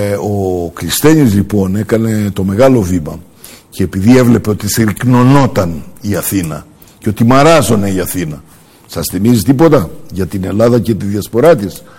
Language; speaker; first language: Greek; early bilingual, heritage; Greek